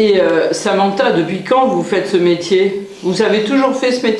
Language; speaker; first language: French; native; French